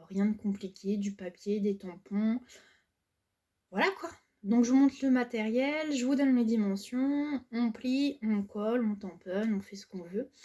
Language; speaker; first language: French; native; French